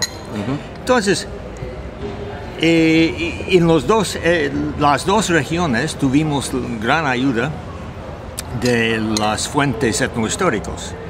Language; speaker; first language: Spanish; non-native, fluent; English